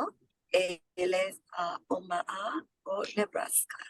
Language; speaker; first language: French; non-native, learner; English